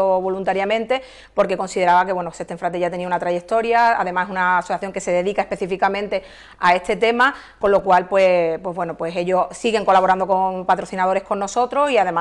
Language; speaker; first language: Spanish; native; Spanish